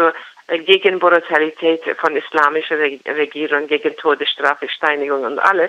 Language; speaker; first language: German; non-native, fluent; Persian